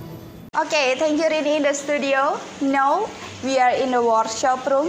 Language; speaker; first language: English; non-native, learner; Indonesian